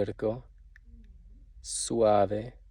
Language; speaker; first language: Spanish; non-native, learner; English